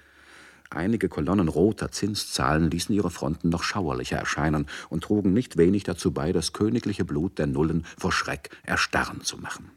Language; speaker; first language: German; native; German